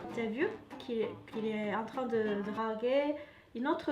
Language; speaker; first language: French; non-native, fluent; Japanese